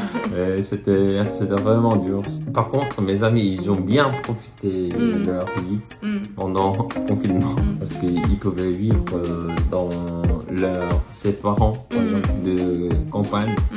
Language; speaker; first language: French; non-native, learner; Korean